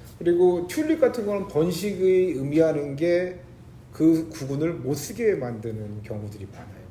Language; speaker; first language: Korean; native; Korean